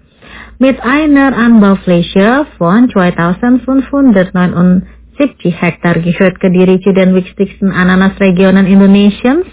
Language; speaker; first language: German; non-native, fluent; Indonesian